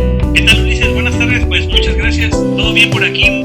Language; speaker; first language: Spanish; native; Spanish